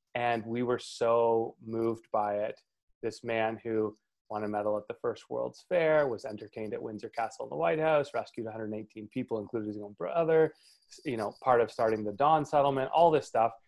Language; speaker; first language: English; native; English